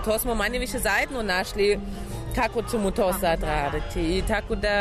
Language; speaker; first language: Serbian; non-native, learner; German